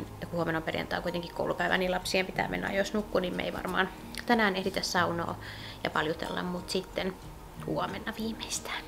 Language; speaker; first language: Finnish; native; Finnish